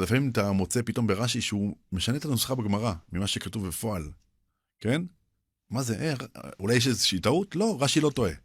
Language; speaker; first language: Hebrew; early bilingual, other home language; Arabic